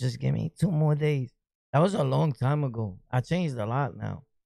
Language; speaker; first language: English; early bilingual, other home language; Spanish